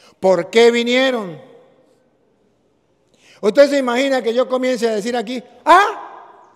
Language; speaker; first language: Spanish; native; Spanish